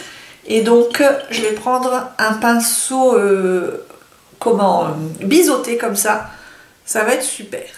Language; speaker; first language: French; native; French